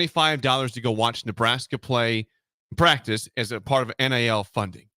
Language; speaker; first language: English; native; English